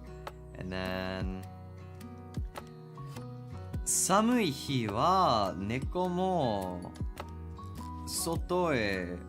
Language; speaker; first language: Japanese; non-native, learner; English